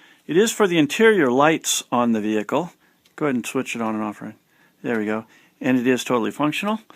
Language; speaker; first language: English; native; English